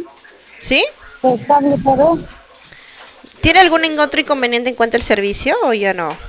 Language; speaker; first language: Spanish; native; Spanish